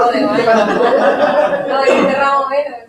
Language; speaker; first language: Spanish; native; Spanish